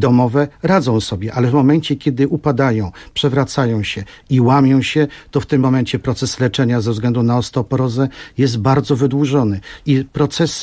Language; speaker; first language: Polish; native; Polish